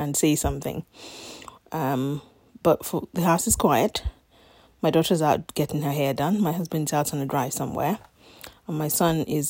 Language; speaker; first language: English; non-native, local second language; Yoruba